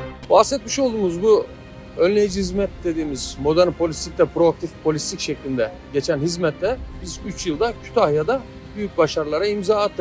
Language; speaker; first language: Turkish; native; Turkish